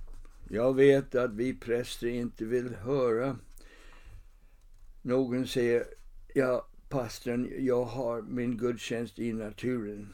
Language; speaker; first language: Swedish; non-native, fluent; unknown